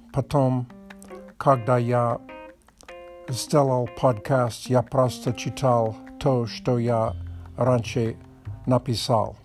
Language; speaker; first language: Russian; non-native, learner; English